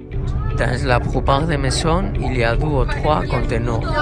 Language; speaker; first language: French; non-native, learner; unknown